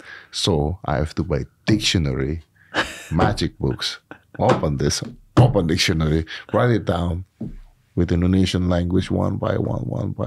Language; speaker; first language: English; non-native, fluent; Indonesian